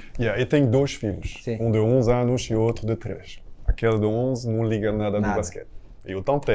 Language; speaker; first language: Portuguese; non-native, fluent; French